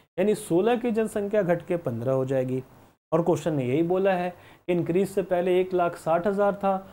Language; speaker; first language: Hindi; native; Hindi